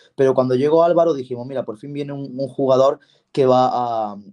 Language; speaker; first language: Spanish; native; Spanish